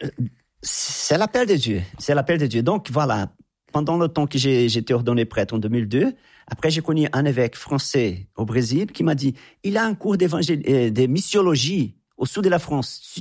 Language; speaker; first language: French; non-native, fluent; Portuguese